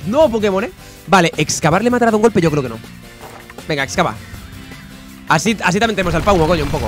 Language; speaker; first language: Spanish; native; Spanish